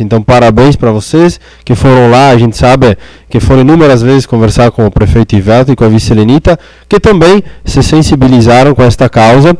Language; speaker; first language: Portuguese; native; Portuguese